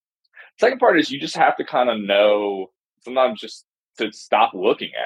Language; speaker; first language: English; native; English